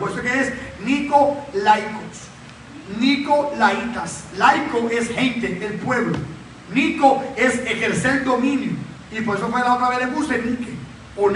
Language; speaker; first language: Spanish; native; Spanish